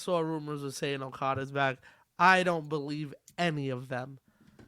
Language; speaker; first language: English; native; English